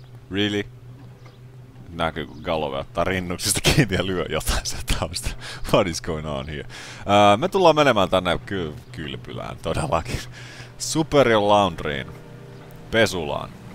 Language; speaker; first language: Finnish; native; Finnish